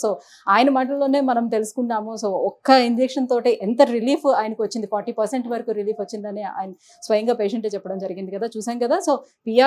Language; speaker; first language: Telugu; native; Telugu